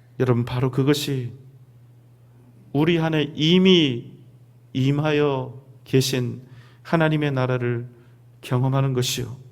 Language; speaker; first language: Korean; native; Korean